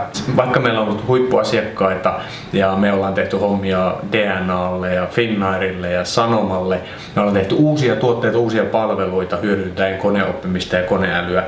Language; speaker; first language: Finnish; native; Finnish